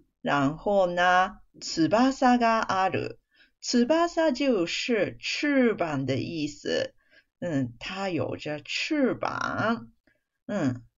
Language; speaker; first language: Chinese; non-native, fluent; Japanese